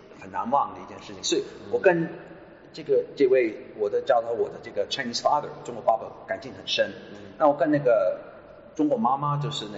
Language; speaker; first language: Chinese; non-native, fluent; English